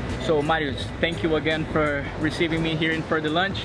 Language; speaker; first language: English; non-native, fluent; Portuguese